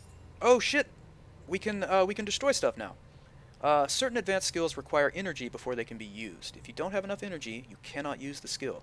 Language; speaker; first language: English; native; English